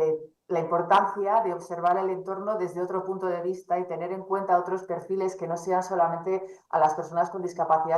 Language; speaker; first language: Spanish; native; Spanish